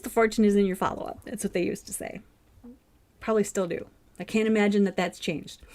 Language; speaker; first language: English; native; English